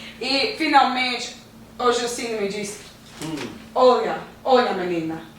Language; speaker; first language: Portuguese; non-native, learner; English